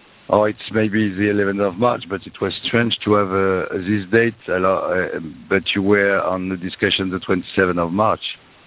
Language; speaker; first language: English; non-native, fluent; French